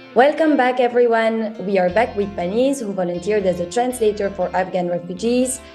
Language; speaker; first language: English; non-native, fluent; French